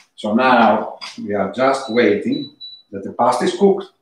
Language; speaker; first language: English; non-native, fluent; Italian